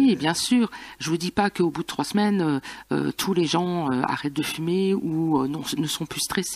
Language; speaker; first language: French; native; French